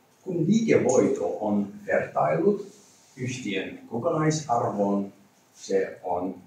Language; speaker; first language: Finnish; non-native, learner; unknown